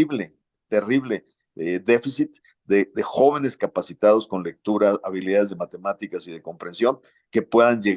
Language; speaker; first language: Spanish; native; Spanish